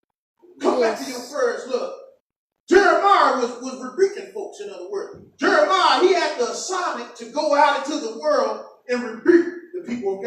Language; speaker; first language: English; native; English